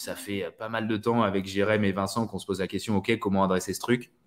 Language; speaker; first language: French; native; French